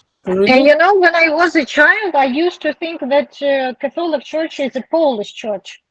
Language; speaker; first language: English; non-native, learner; Ukrainian